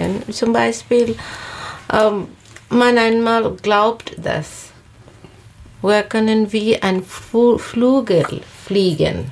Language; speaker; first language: German; non-native, learner; Bangla